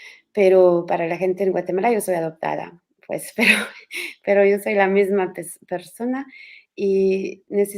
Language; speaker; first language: Spanish; non-native, learner; French